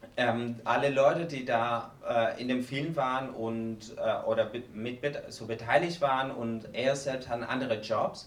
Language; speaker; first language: German; non-native, fluent; Spanish